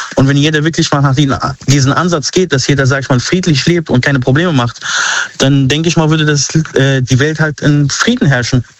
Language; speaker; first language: German; non-native, fluent; Arabic